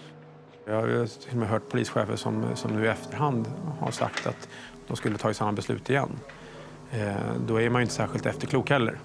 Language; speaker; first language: Swedish; native; Swedish